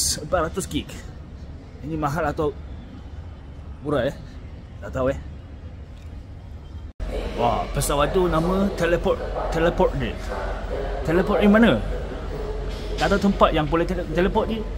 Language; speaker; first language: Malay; non-native, fluent; Korean